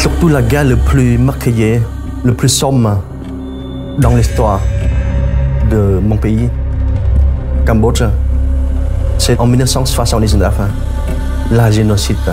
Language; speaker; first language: French; non-native, learner; Khmer